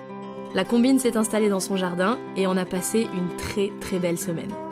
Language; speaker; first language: French; native; French